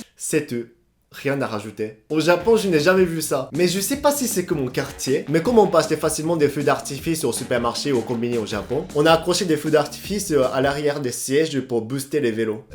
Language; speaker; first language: French; non-native, fluent; Japanese